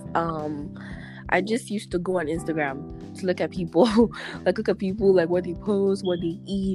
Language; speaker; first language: English; non-native, local second language; Yoruba